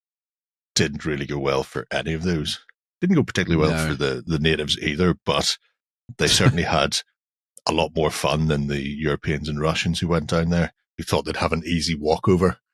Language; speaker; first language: English; native; English